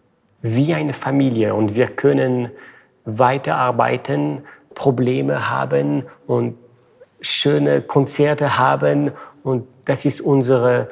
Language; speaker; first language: German; non-native, fluent; French